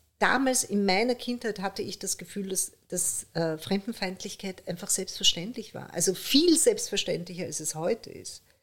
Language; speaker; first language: German; early bilingual, other home language; Persian